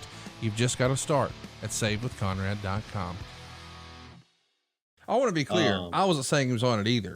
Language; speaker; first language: English; native; English